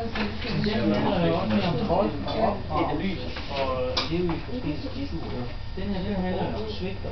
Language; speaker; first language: Danish; non-native, learner; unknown